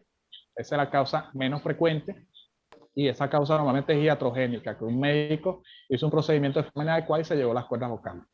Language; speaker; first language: Spanish; native; Spanish